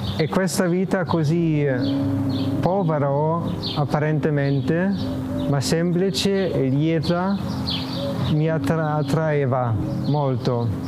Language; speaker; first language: Italian; non-native, fluent; German